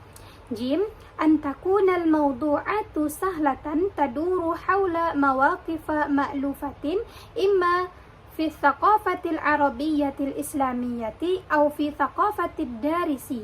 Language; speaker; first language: Arabic; non-native, learner; Indonesian